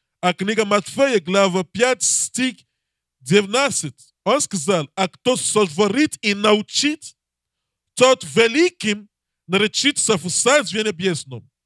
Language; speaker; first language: Russian; non-native, learner; English